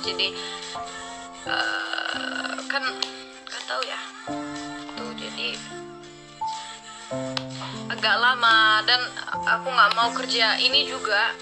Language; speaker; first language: Indonesian; non-native, fluent; Turkish